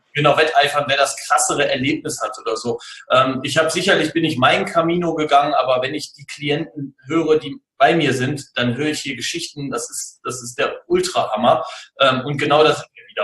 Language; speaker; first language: German; native; German